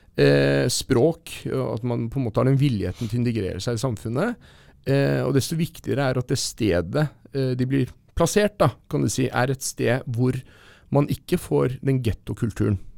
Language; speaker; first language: Norwegian; early bilingual, other home language; Persian